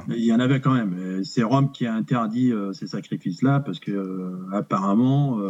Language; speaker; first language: French; native; French